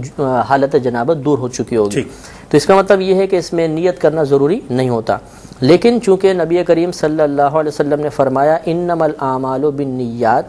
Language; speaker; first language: Urdu; native; Urdu